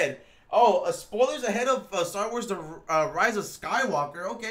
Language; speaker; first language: English; native; English